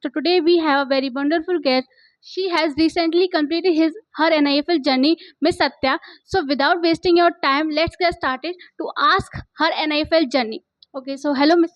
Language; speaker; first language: English; non-native, local second language; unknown